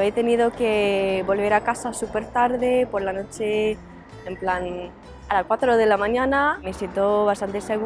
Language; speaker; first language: Spanish; non-native, fluent; English